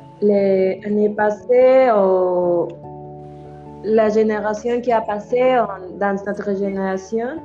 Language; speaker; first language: French; non-native, learner; Spanish